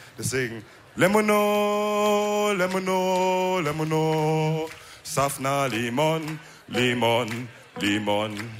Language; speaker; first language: German; early bilingual, other home language; Wolof